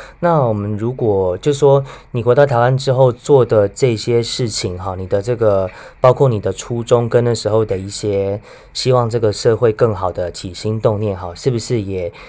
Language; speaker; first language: Chinese; native; Chinese